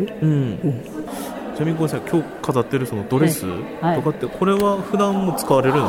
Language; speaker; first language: Japanese; native; Japanese